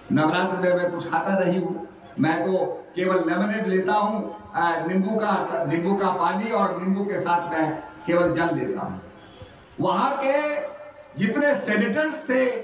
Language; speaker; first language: Hindi; native; Hindi